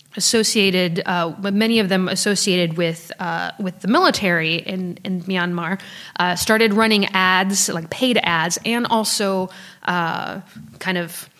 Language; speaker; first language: English; early bilingual, other home language; French